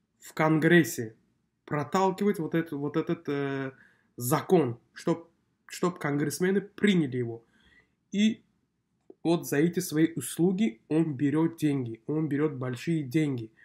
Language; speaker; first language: Russian; non-native, local second language; Uzbek